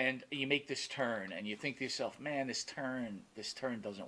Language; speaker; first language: English; native; English